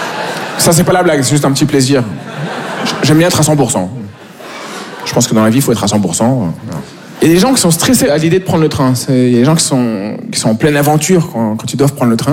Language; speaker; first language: French; native; French